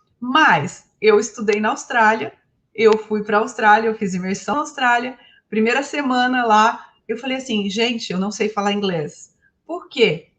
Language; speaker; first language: Portuguese; native; Portuguese